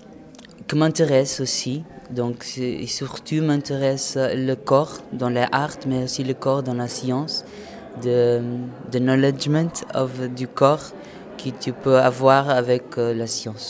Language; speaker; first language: French; non-native, fluent; Portuguese